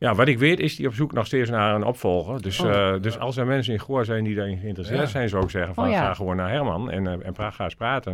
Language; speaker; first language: Dutch; native; Dutch